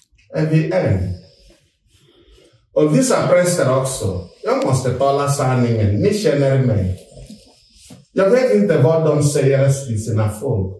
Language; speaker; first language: Swedish; non-native, fluent; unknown